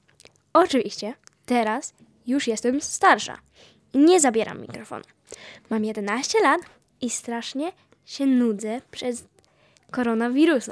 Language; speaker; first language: Polish; early bilingual, heritage; Polish